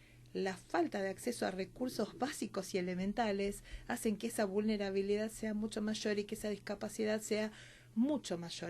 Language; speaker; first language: Spanish; native; Spanish